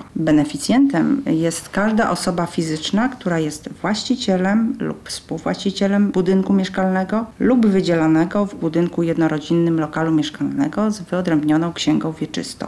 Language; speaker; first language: Polish; native; Polish